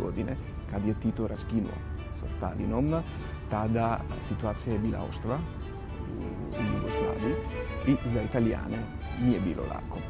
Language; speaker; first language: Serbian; non-native, fluent; Italian